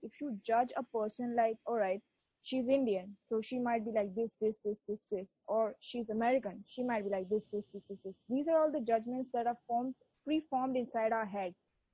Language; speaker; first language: English; non-native, local second language; Bangla